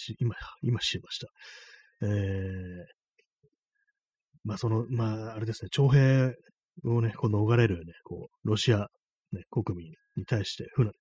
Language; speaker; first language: Japanese; native; Japanese